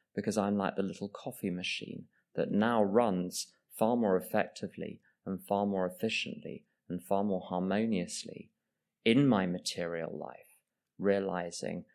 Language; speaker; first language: English; native; English